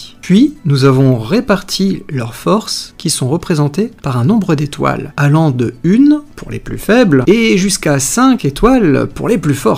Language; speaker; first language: French; native; French